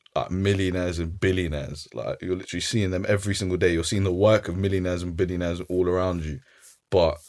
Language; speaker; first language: English; early bilingual, other home language; Arabic